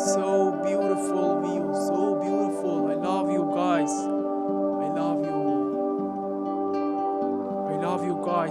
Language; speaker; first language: English; non-native, learner; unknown